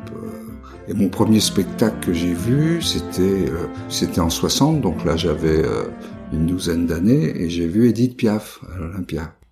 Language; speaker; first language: French; native; French